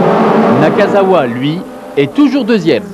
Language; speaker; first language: French; native; French